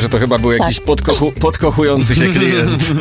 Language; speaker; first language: Polish; native; Polish